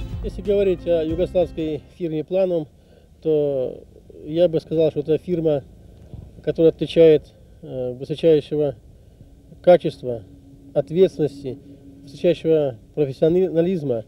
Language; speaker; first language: Russian; native; Russian